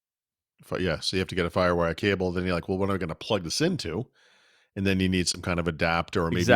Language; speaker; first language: English; native; English